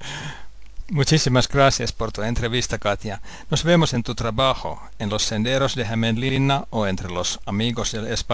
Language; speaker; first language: Spanish; non-native, fluent; Finnish